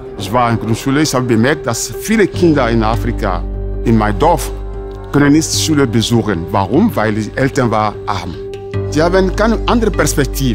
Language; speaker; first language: German; non-native, learner; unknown